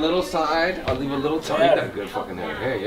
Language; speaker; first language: English; native; English